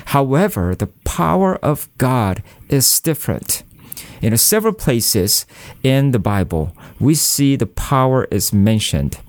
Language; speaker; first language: English; non-native, fluent; Korean